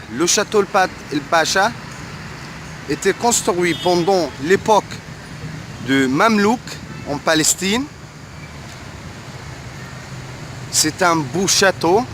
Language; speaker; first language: French; non-native, fluent; Arabic